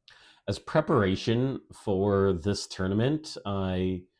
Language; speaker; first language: English; native; English